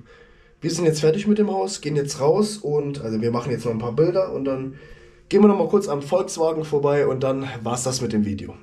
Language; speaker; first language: German; native; German